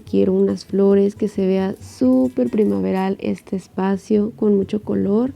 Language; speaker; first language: Spanish; native; Spanish